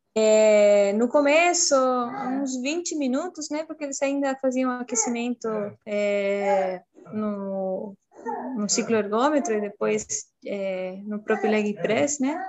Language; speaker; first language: Portuguese; non-native, fluent; Spanish